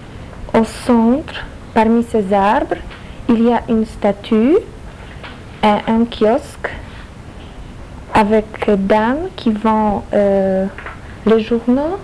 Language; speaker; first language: French; non-native, learner; Polish